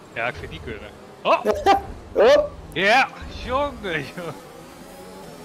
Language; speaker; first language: Dutch; native; Dutch